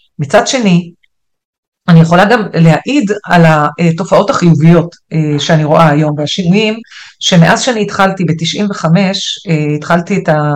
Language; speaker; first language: Hebrew; non-native, local second language; Arabic